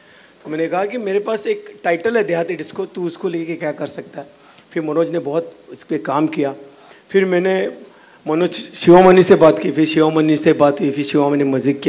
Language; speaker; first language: Hindi; native; Hindi